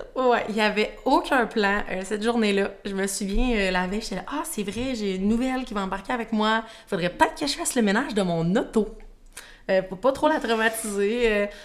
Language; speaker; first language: French; native; French